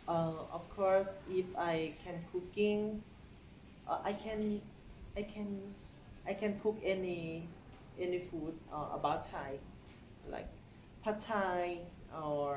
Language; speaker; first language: English; non-native, learner; Thai